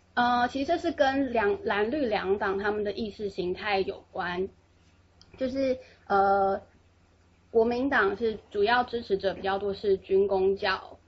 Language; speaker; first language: Chinese; native; Chinese